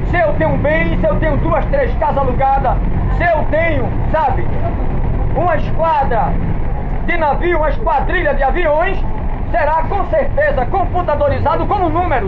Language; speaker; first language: Portuguese; native; Portuguese